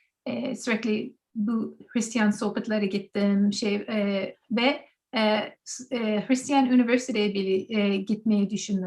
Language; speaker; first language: Turkish; non-native, learner; English